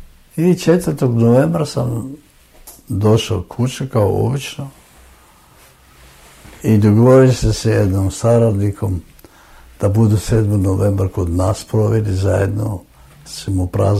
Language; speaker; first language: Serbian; non-native, fluent; German